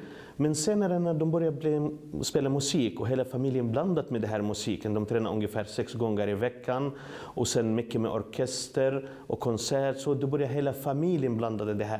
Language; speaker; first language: Swedish; non-native, learner; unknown